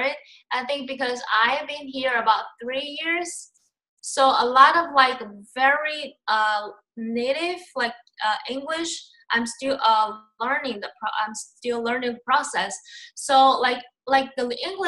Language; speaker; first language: English; non-native, fluent; Chinese